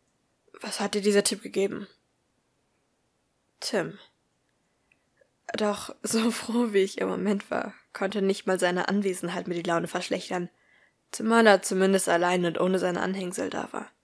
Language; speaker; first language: German; native; German